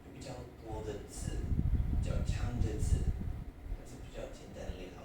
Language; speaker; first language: Chinese; non-native, learner; English